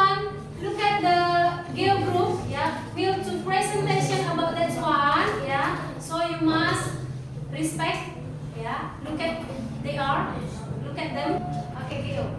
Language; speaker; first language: English; non-native, learner; Indonesian